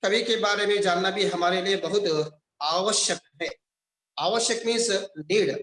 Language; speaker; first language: Hindi; non-native, local second language; Telugu